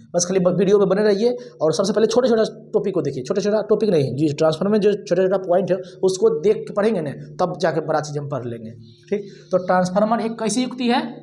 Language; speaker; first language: Hindi; native; Hindi